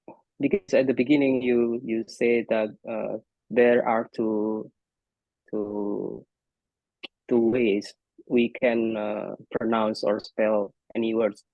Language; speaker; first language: English; non-native, fluent; Indonesian